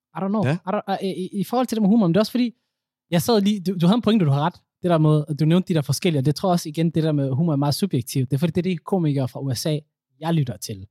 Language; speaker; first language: Danish; early bilingual, other home language; Somali